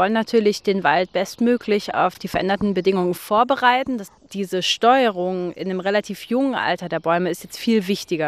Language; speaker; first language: German; native; German